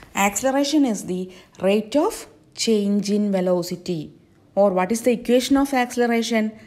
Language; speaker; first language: English; non-native, local second language; Malayalam